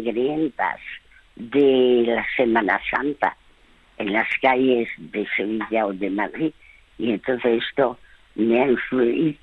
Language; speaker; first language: Spanish; early bilingual, other home language; French